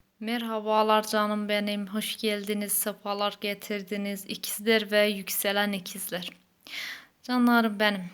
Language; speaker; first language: Turkish; native; Turkish